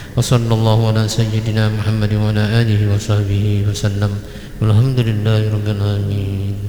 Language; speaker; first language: Arabic; non-native, fluent; Malay